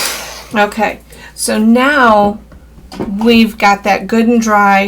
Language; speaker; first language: English; native; English